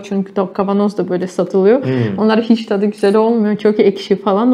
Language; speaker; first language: Turkish; non-native, fluent; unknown